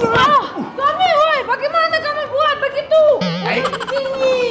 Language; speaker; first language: Indonesian; non-native, learner; Russian